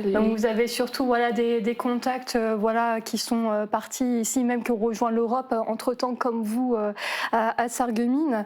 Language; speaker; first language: French; native; French